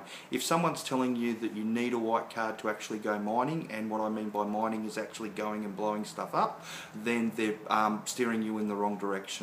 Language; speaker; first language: English; native; English